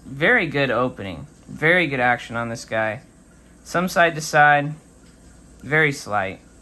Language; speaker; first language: English; native; English